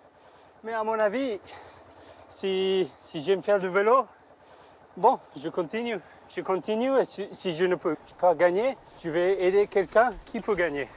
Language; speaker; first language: French; non-native, learner; English